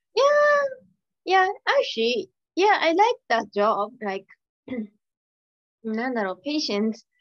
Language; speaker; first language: English; non-native, learner; Japanese